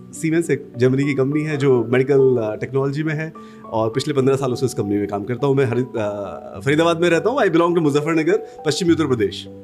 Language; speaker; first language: Hindi; native; Hindi